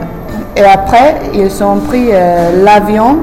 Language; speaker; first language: French; non-native, fluent; English